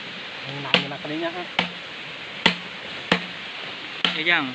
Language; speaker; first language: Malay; non-native, local second language; Sundanese